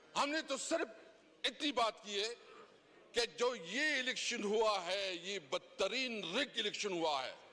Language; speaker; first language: Urdu; non-native, local second language; Pashto